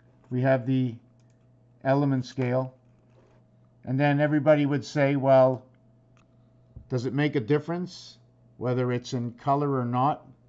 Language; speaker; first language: English; native; English